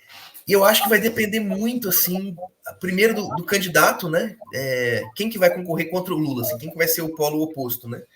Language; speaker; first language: Portuguese; native; Portuguese